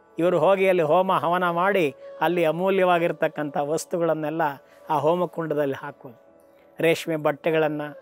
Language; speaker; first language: Kannada; native; Kannada